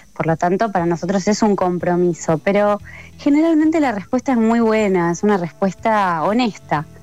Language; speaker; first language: Spanish; native; Spanish